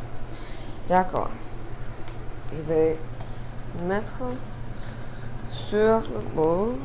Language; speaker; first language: French; non-native, learner; English